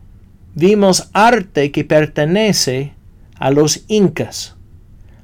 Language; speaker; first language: Spanish; non-native, fluent; English